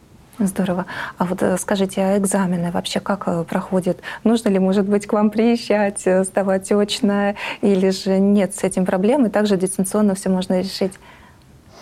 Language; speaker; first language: Russian; native; Russian